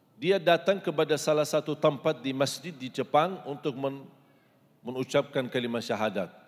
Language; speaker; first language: Malay; non-native, fluent; Arabic